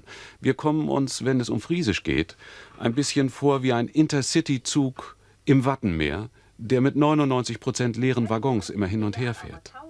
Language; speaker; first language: German; native; German